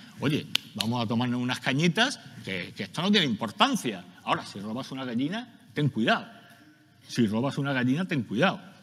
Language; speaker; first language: Spanish; native; Spanish